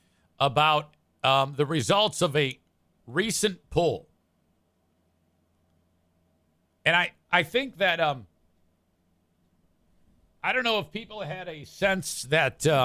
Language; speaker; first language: English; native; English